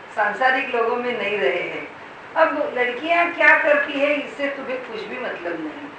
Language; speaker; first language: Hindi; non-native, local second language; Marathi